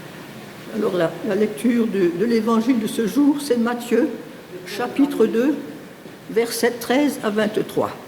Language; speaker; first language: French; native; French